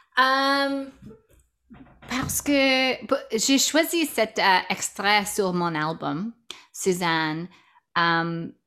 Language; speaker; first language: French; non-native, learner; English